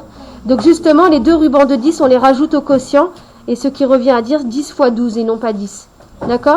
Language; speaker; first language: French; native; French